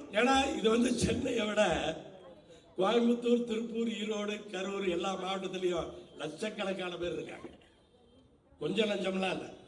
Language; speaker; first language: Tamil; native; Tamil